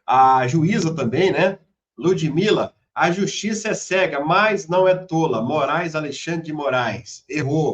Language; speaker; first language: Portuguese; native; Portuguese